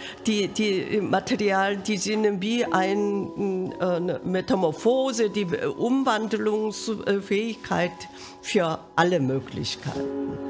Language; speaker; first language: German; non-native, fluent; Korean